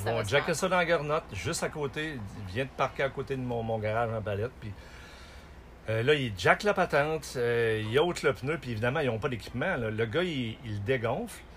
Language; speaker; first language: French; native; French